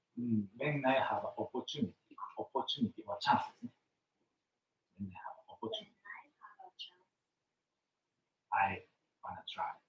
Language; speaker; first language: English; non-native, fluent; Japanese